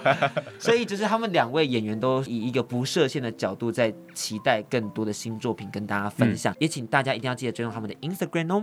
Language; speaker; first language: Chinese; native; Chinese